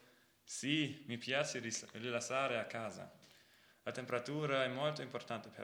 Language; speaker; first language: Italian; non-native, learner; German